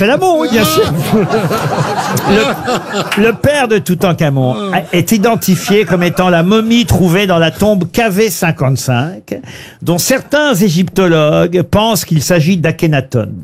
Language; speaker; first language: French; native; French